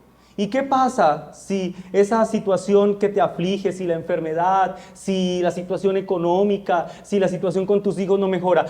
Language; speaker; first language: Spanish; native; Spanish